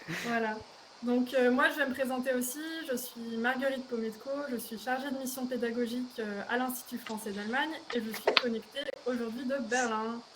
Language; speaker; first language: French; native; French